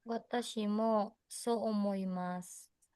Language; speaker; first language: Japanese; non-native, learner; Filipino